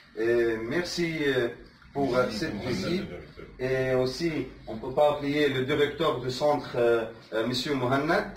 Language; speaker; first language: French; non-native, fluent; Arabic